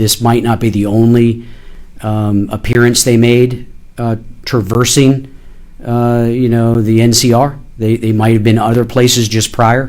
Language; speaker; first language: English; native; English